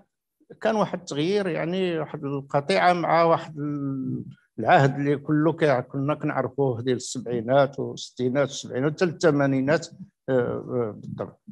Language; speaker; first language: Arabic; native; Arabic